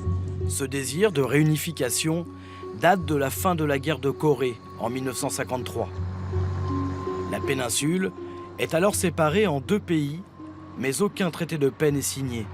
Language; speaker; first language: French; native; French